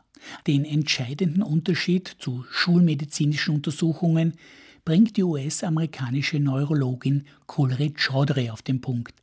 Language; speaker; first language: German; native; German